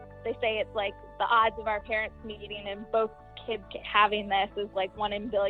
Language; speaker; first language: English; native; English